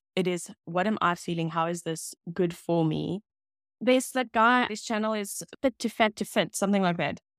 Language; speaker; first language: English; non-native, local second language; Afrikaans